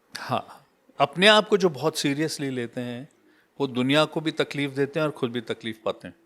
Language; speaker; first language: Hindi; native; Hindi